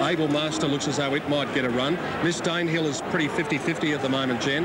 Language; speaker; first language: English; native; English